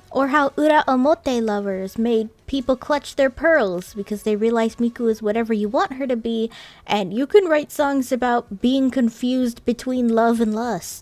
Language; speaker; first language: English; native; English